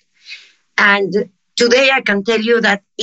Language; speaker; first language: English; non-native, fluent; Spanish